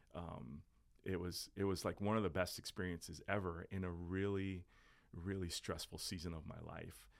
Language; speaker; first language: English; native; English